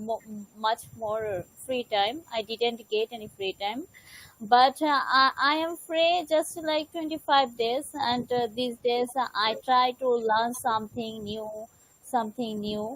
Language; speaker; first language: English; non-native, learner; Bangla